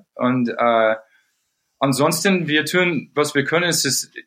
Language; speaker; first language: German; non-native, fluent; English